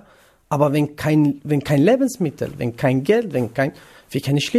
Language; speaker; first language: German; non-native, learner; Kurdish